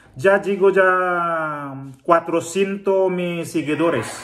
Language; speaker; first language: Spanish; non-native, learner; Filipino